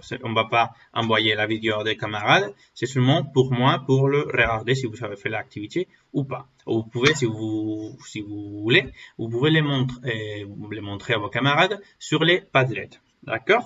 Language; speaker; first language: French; non-native, learner; Spanish